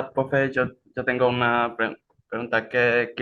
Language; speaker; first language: Spanish; non-native, learner; Vietnamese